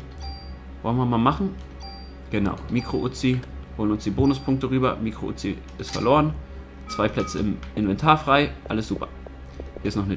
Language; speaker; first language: German; native; German